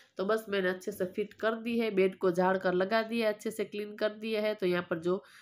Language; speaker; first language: Hindi; non-native, local second language; Gujarati